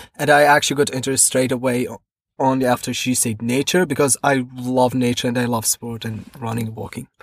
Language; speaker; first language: English; non-native, fluent; Arabic